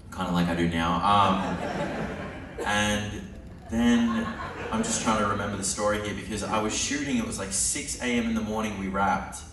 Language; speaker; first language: English; native; English